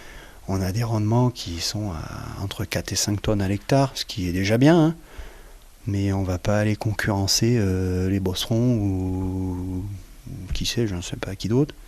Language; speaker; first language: French; native; French